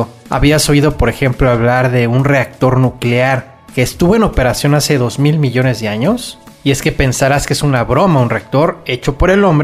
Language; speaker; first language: Spanish; native; Spanish